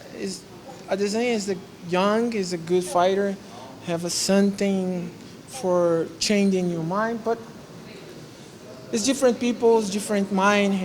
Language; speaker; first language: English; non-native, learner; Portuguese